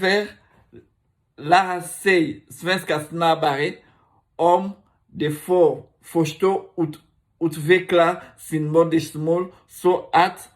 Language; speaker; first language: Swedish; non-native, learner; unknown